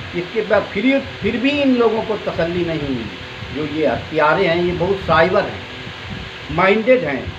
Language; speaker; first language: Hindi; native; Hindi